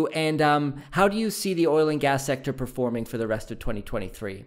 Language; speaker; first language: English; native; English